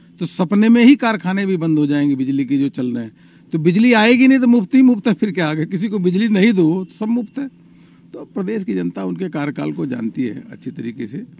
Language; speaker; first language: Hindi; native; Hindi